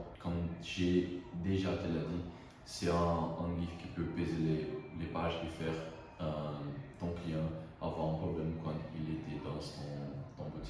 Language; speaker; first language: French; non-native, learner; Portuguese